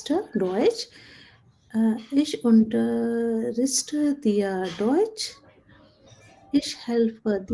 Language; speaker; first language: German; non-native, learner; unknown